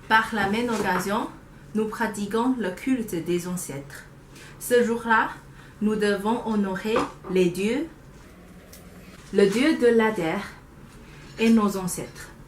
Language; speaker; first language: French; non-native, learner; Chinese